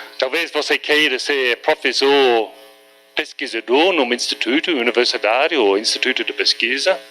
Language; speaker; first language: Portuguese; non-native, fluent; English